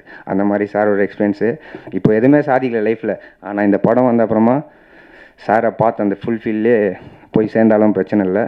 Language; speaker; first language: Tamil; native; Tamil